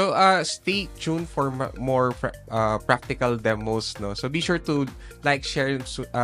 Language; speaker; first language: English; non-native, local second language; Filipino